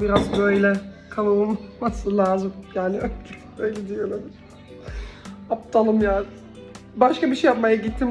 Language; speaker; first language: Turkish; early bilingual, heritage; Turkish